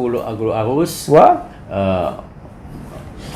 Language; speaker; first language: Arabic; non-native, learner; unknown